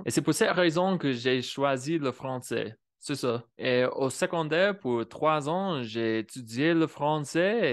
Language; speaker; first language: French; non-native, fluent; English